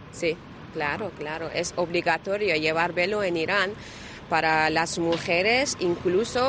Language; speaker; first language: Spanish; non-native, learner; Persian